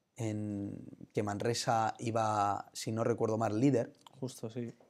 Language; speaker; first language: Spanish; native; Spanish